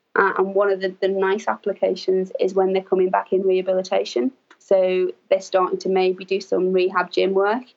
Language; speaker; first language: English; native; English